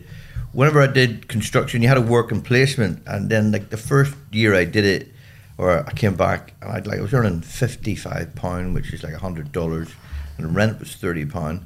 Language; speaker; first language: English; native; English